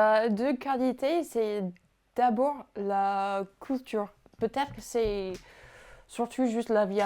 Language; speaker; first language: French; non-native, fluent; English